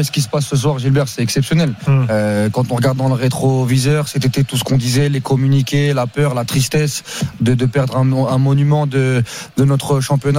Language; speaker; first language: French; native; French